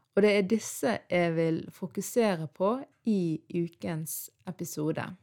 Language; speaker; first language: Norwegian; early bilingual, other home language; Arabic